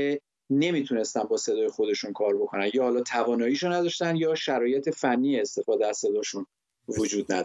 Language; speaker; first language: Persian; native; Persian